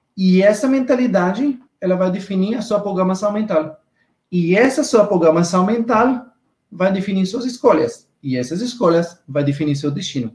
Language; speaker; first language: Portuguese; non-native, fluent; Hebrew